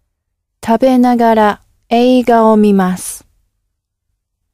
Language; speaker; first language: Japanese; non-native, learner; English